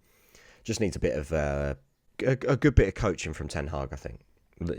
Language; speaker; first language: English; native; English